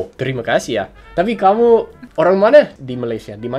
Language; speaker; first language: Indonesian; non-native, fluent; English